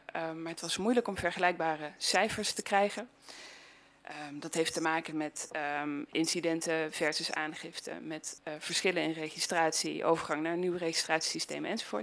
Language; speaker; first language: Dutch; native; Dutch